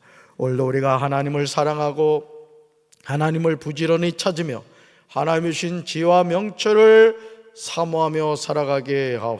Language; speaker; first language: Korean; native; Korean